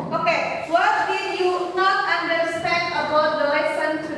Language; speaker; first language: English; non-native, learner; Indonesian